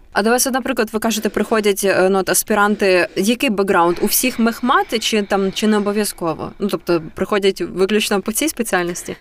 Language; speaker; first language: Ukrainian; native; Ukrainian